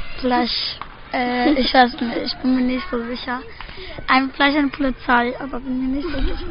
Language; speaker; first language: German; early bilingual, other home language; Croatian